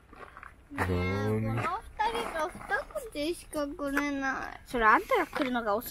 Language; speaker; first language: Japanese; native; Japanese